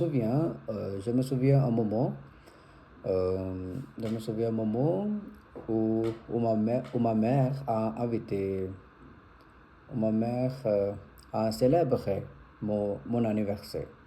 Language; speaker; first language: French; non-native, learner; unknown